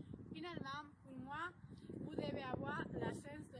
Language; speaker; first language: French; non-native, learner; Spanish